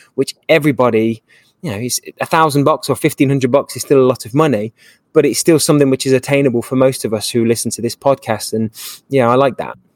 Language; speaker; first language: English; native; English